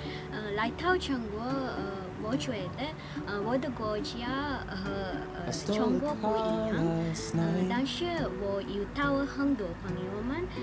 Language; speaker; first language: Chinese; non-native, learner; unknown